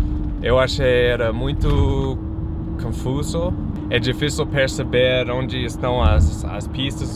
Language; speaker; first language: Portuguese; non-native, fluent; English